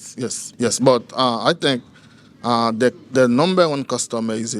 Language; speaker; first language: English; non-native, learner; Haitian Creole